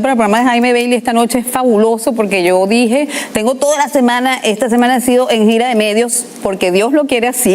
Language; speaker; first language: Spanish; native; Spanish